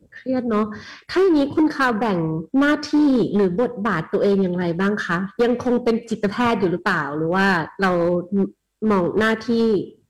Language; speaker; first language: Thai; native; Thai